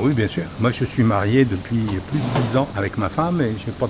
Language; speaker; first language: French; native; French